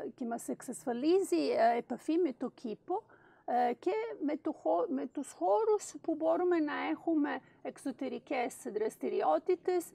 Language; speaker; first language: Greek; non-native, fluent; Serbian